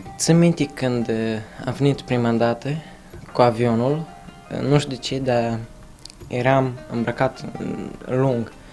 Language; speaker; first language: Romanian; early bilingual, other home language; Arabic